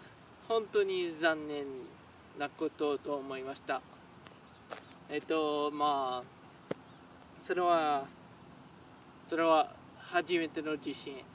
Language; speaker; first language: Japanese; non-native, learner; French